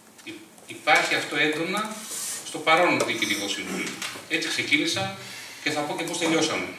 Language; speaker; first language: Greek; native; Greek